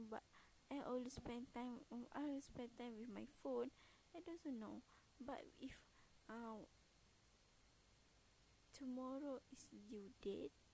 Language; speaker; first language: English; non-native, learner; Malay